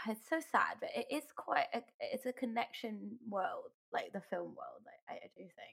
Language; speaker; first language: English; non-native, local second language; Cantonese